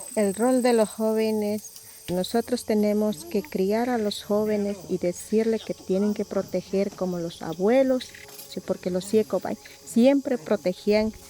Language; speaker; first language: Spanish; non-native, local second language; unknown